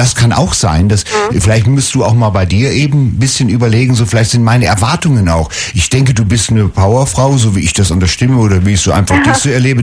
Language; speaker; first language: German; native; German